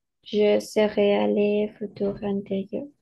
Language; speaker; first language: French; non-native, learner; Spanish